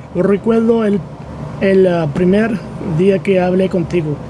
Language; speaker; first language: Spanish; non-native, learner; English